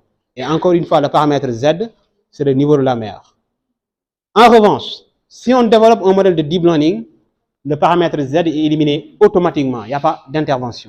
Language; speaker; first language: French; non-native, local second language; Wolof